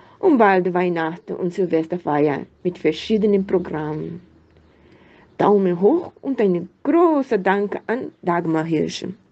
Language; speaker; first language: German; non-native, fluent; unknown